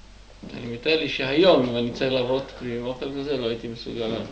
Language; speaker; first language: Hebrew; non-native, fluent; Czech